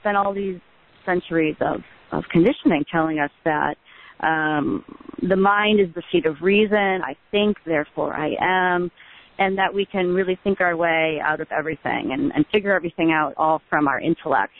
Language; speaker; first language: English; native; English